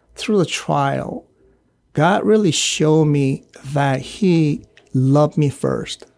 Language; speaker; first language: English; non-native, fluent; Korean